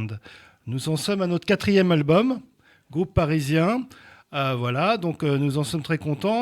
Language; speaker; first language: French; native; French